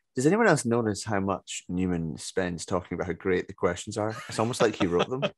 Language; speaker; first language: English; native; English